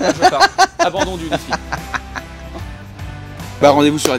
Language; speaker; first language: French; native; French